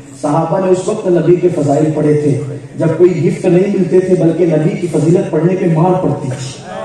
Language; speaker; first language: Urdu; native; Urdu